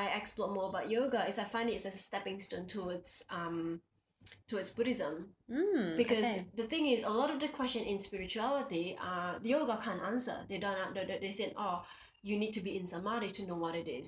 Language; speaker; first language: English; non-native, local second language; Indonesian